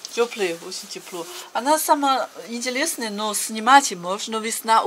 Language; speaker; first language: Russian; non-native, learner; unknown